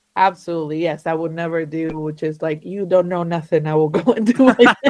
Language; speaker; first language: English; early bilingual, other home language; Spanish